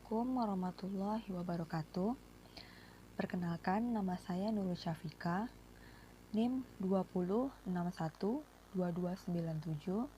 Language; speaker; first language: Indonesian; native; Indonesian